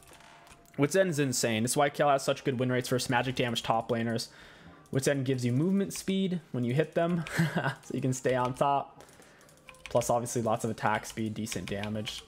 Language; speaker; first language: English; native; English